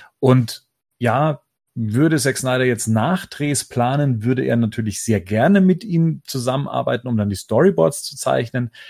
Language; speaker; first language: German; native; German